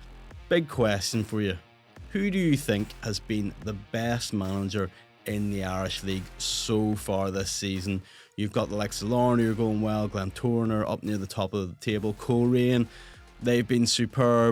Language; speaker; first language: English; native; English